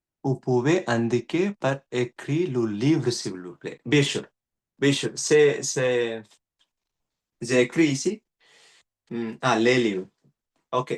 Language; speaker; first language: French; non-native, learner; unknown